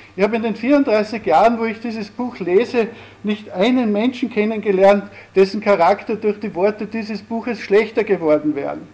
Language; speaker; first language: German; native; German